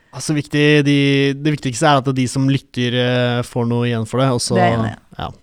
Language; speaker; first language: Norwegian; native; Norwegian